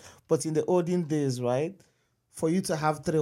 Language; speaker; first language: English; non-native, local second language; Igbo